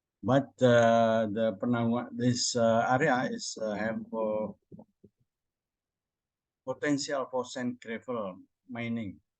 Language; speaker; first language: English; non-native, learner; Indonesian